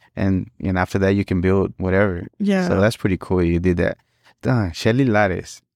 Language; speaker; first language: English; early bilingual, other home language; Spanish